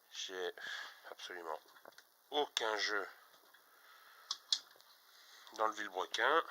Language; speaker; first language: French; native; French